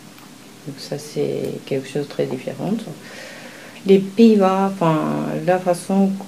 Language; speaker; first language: French; non-native, fluent; Japanese